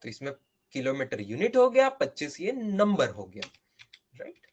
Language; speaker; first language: Hindi; non-native, local second language; Marathi